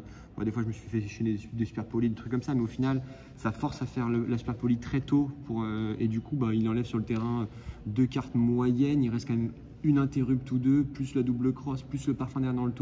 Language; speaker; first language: French; native; French